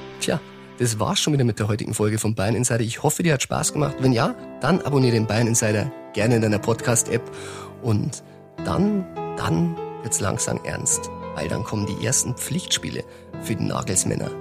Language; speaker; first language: German; native; German